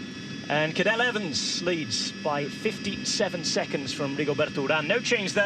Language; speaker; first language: English; native; English